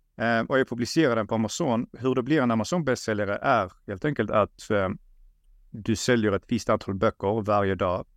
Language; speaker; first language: Swedish; early bilingual, other home language; Russian